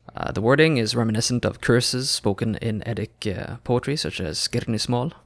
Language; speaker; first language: English; non-native, fluent; Norwegian